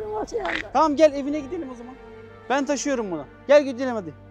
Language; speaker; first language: Turkish; native; Turkish